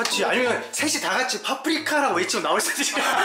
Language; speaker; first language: Korean; native; Korean